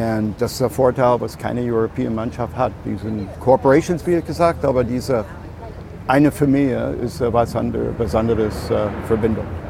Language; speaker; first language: German; non-native, fluent; English